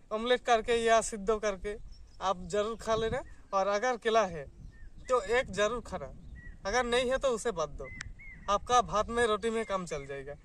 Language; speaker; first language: Hindi; non-native, local second language; Bangla